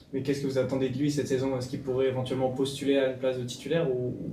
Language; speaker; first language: French; native; French